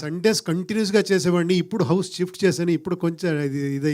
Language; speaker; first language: Telugu; non-native, fluent; Kannada